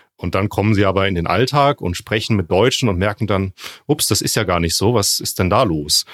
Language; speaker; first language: German; native; German